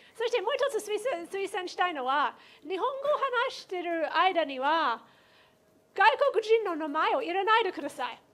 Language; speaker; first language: Japanese; non-native, fluent; English